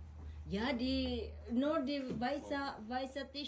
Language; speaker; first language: German; non-native, learner; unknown